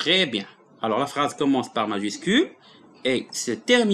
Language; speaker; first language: French; non-native, local second language; Arabic